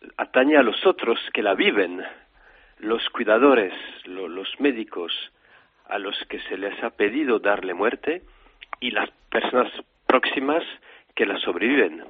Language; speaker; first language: Spanish; non-native, fluent; French